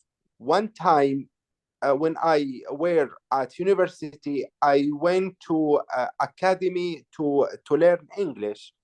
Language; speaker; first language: English; non-native, learner; Arabic